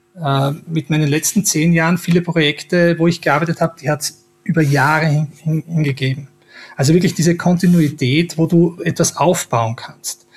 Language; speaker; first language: German; native; German